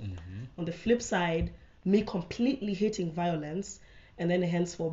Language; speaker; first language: English; non-native, local second language; Swahili